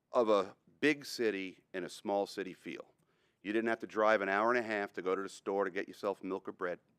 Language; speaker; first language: English; native; English